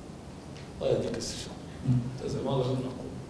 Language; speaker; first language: Arabic; native; Arabic